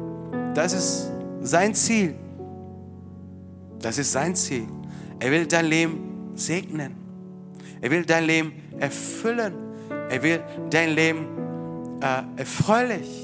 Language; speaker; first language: German; non-native, fluent; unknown